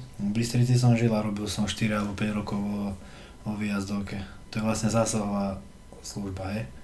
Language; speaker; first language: Slovak; early bilingual, heritage; Slovak